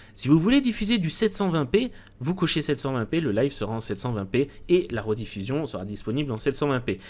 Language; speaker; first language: French; native; French